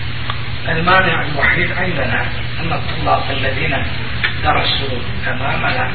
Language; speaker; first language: Arabic; non-native, fluent; Turkish